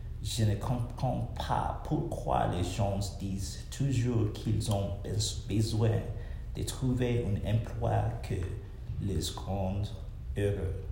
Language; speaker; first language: French; non-native, learner; English